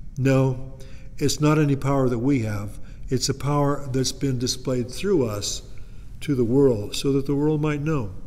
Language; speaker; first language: English; native; English